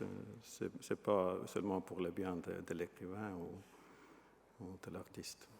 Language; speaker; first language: French; non-native, fluent; Estonian